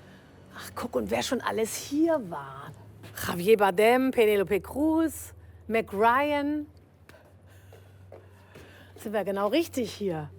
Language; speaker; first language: German; native; German